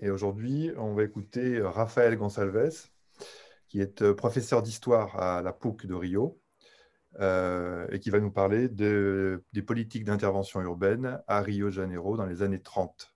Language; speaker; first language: French; native; French